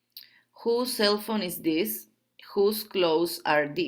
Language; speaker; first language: English; non-native, learner; Spanish